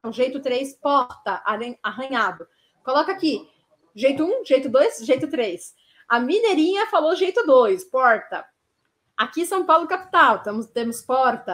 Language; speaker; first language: Portuguese; native; Portuguese